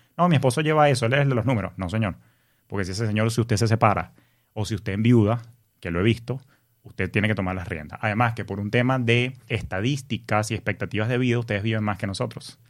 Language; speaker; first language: Spanish; native; Spanish